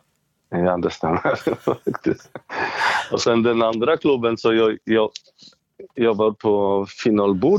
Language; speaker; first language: Swedish; non-native, fluent; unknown